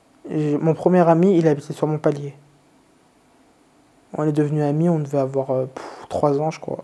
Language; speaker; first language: French; native; French